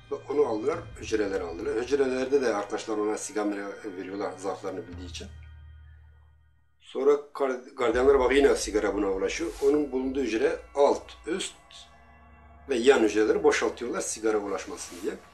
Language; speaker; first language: Turkish; non-native, local second language; Kurdish